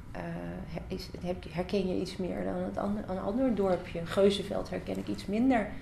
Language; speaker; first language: Dutch; native; Dutch